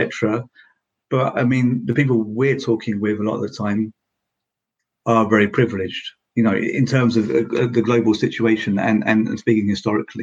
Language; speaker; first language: English; native; English